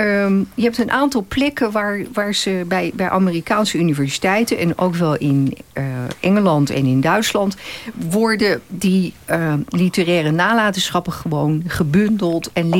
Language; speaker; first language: Dutch; native; Dutch